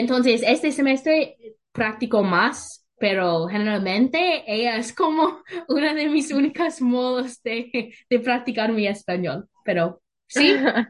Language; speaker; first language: Spanish; non-native, learner; English